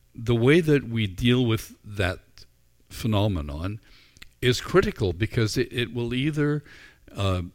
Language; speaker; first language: English; native; English